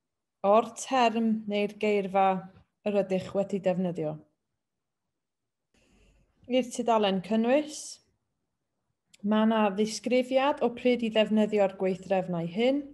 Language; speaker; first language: Welsh; native; Welsh